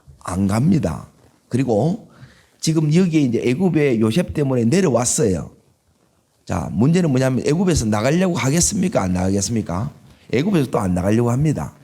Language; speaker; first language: Korean; native; Korean